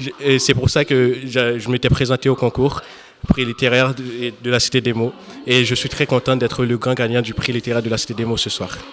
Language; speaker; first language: French; non-native, local second language; Haitian Creole